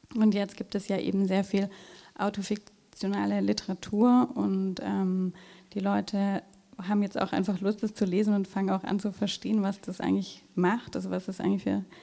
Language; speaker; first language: German; non-native, fluent; Portuguese